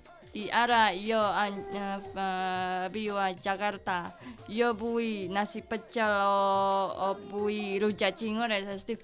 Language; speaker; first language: Catalan; non-native, learner; Indonesian